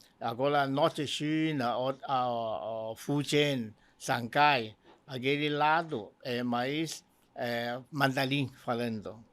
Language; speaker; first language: Portuguese; non-native, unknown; Cantonese